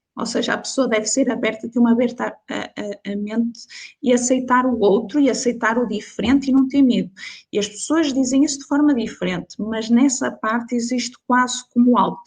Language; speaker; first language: Portuguese; native; Portuguese